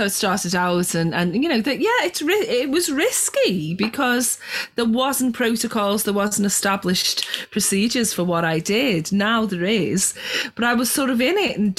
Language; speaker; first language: English; native; English